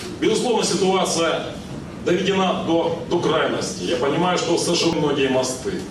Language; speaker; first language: Russian; non-native, local second language; Ukrainian